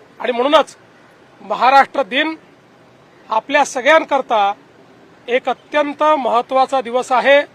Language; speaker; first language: Marathi; native; Marathi